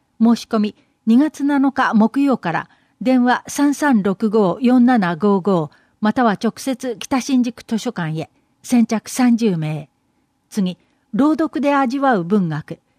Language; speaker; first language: Japanese; native; Japanese